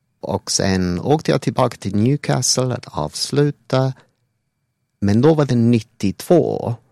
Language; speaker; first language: Swedish; non-native, fluent; English